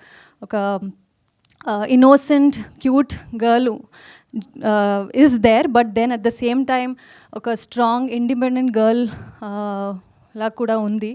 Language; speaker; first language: Telugu; non-native, fluent; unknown